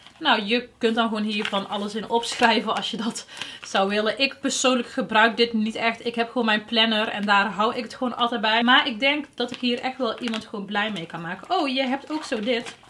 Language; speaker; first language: Dutch; early bilingual, other home language; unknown